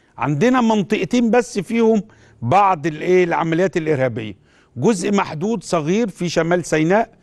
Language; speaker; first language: Arabic; native; Arabic